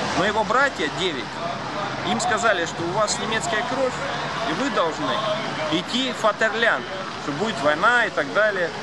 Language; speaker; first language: Russian; non-native, local second language; Latvian